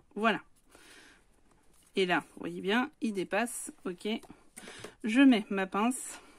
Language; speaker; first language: French; native; French